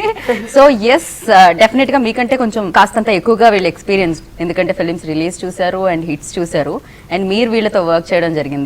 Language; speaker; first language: Telugu; native; Telugu